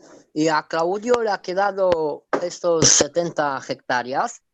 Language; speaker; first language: Spanish; non-native, fluent; Romanian